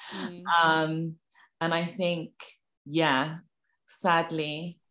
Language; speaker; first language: English; native; English